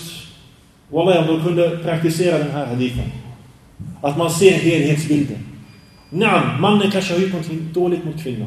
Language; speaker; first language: Swedish; early bilingual, other home language; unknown